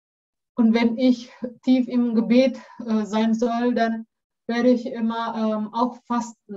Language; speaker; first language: German; non-native, learner; Indonesian